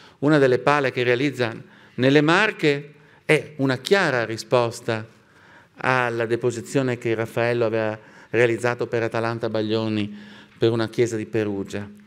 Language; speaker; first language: Italian; native; Italian